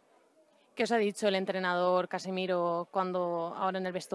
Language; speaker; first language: Spanish; native; Spanish